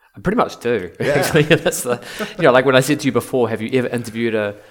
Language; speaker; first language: English; native; English